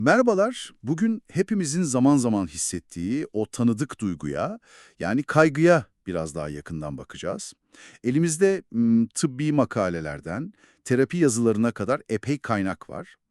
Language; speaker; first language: Turkish; native; Turkish